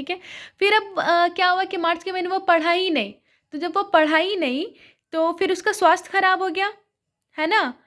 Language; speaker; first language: Hindi; native; Hindi